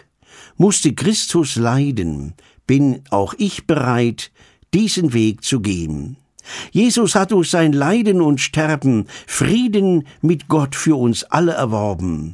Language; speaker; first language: German; native; German